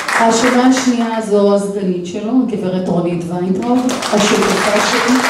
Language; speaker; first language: Hebrew; native; Hebrew